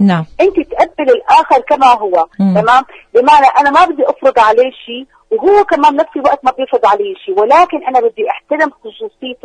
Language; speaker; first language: Arabic; native; Arabic